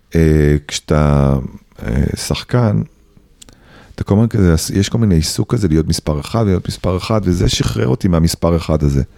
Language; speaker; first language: Hebrew; native; Hebrew